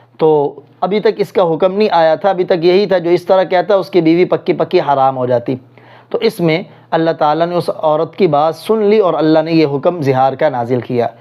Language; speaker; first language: Urdu; non-native, local second language; Punjabi